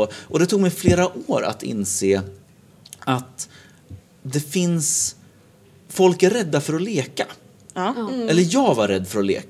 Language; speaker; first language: Swedish; native; Swedish